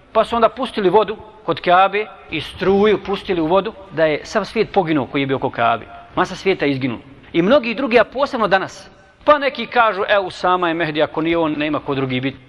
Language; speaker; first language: Bosnian; native; Bosnian